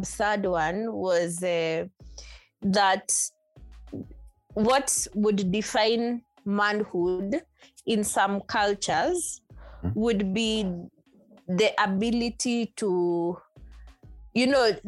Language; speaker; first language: English; non-native, local second language; Swahili